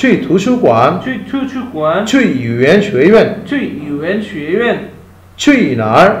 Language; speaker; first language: Chinese; non-native, fluent; Bangla